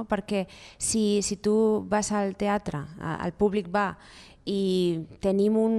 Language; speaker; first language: Catalan; non-native, fluent; Spanish